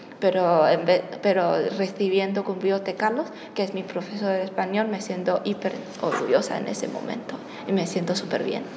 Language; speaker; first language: Spanish; non-native, fluent; Chinese